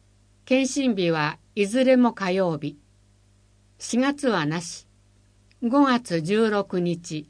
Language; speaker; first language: Japanese; native; Japanese